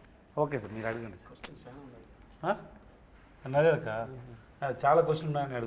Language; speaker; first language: Telugu; non-native, learner; Tamil